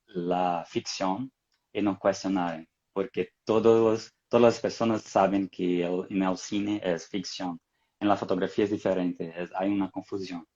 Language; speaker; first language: Spanish; non-native, fluent; Portuguese